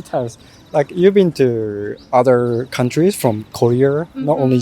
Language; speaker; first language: English; non-native, fluent; Japanese